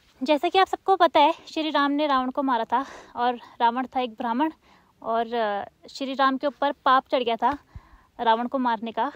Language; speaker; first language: Hindi; native; Hindi